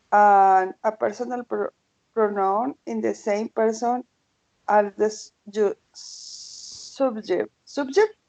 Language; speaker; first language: English; non-native, learner; Spanish